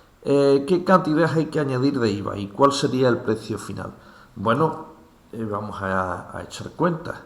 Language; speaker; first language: Spanish; native; Spanish